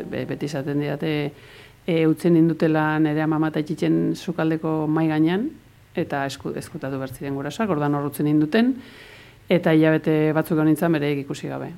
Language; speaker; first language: Basque; early bilingual, heritage; Spanish